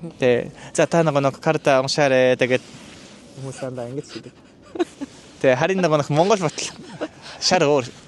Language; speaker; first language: Mongolian; non-native, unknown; Japanese